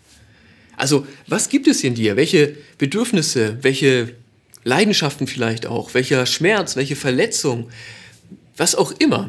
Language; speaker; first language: German; native; German